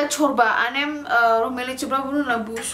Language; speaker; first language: Turkish; non-native, learner; Indonesian